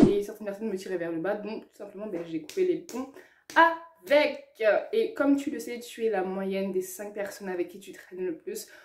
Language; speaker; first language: French; native; French